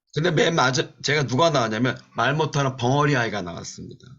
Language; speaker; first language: Korean; native; Korean